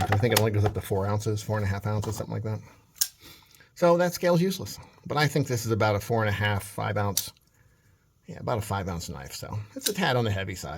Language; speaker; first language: English; native; English